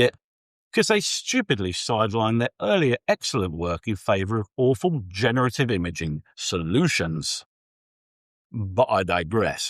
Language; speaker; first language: English; native; English